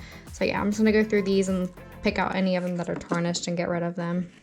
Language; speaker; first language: English; native; English